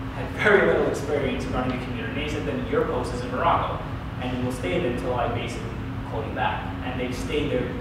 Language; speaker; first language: English; native; English